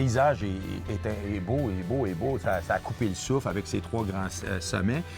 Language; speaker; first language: French; native; French